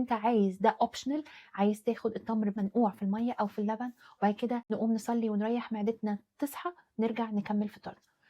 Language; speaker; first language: Arabic; native; Arabic